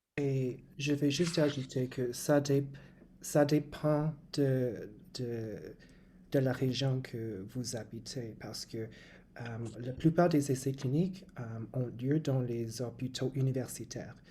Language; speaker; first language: French; non-native, local second language; English